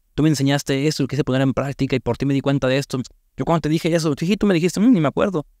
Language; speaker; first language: Spanish; native; Spanish